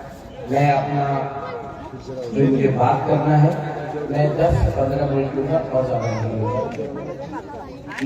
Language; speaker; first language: Hindi; non-native, local second language; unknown